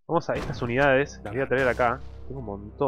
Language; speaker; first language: Spanish; native; Spanish